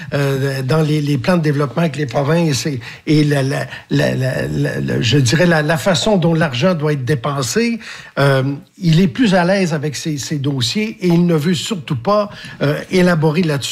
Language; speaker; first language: French; native; French